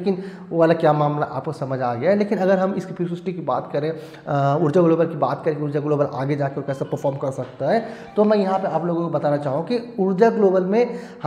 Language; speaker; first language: Hindi; native; Hindi